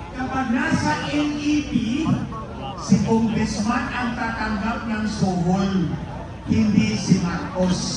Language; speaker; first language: Filipino; non-native, local second language; Iloko